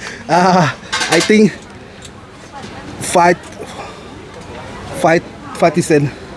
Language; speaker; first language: English; non-native, learner; Thai